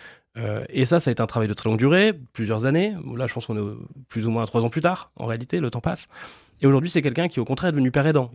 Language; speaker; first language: French; native; French